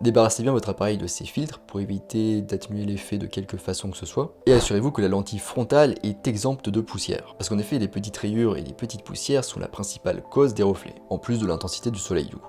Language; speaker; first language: French; native; French